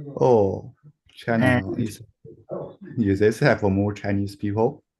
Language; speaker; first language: English; non-native, learner; Chinese